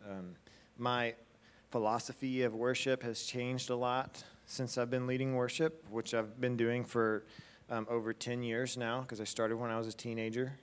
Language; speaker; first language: English; native; English